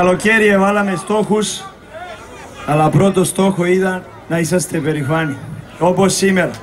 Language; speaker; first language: Greek; non-native, learner; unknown